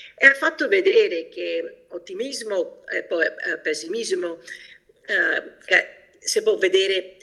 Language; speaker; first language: Italian; early bilingual, heritage; Italian